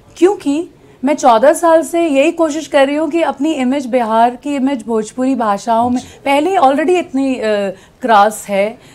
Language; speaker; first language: Hindi; native; Hindi